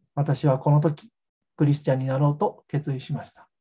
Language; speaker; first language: Japanese; native; Japanese